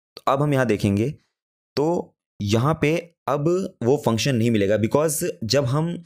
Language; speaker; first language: Hindi; native; Hindi